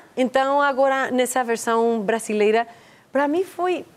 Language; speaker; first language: Portuguese; non-native, learner; Spanish